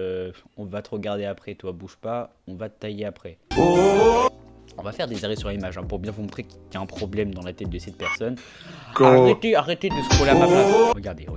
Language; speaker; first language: French; native; French